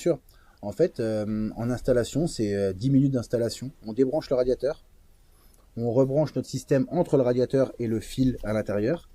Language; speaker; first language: French; native; French